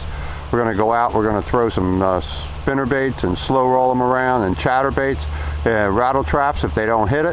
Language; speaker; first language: English; native; English